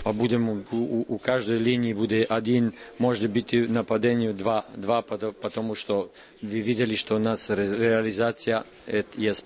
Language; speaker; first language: Russian; non-native, learner; Serbian